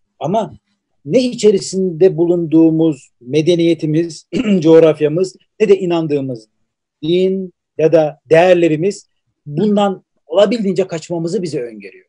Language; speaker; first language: Turkish; native; Turkish